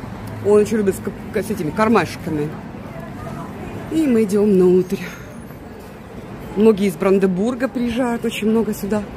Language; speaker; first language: Russian; native; Russian